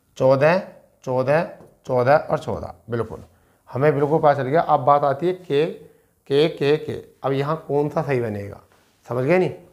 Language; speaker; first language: Hindi; native; Hindi